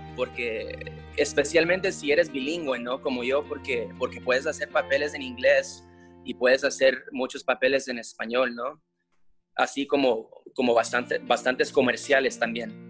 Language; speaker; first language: Spanish; early bilingual, heritage; Spanish